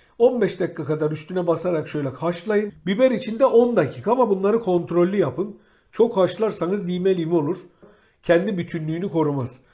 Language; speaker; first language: Turkish; native; Turkish